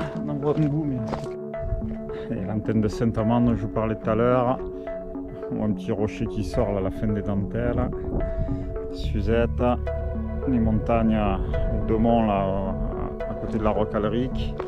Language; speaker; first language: French; native; French